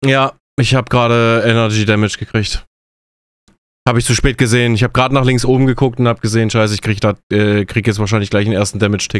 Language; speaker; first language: German; native; German